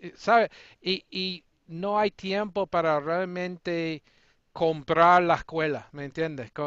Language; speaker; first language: Spanish; non-native, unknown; English